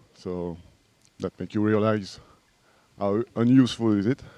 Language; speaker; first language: English; non-native, learner; French